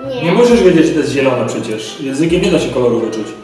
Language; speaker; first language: Polish; native; Polish